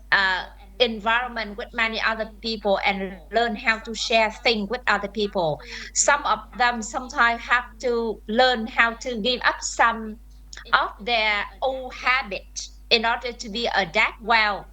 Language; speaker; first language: English; non-native, fluent; Vietnamese